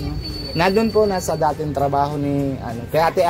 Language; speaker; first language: Filipino; non-native, fluent; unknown